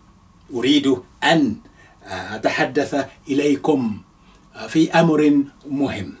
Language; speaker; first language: Arabic; non-native, fluent; Yoruba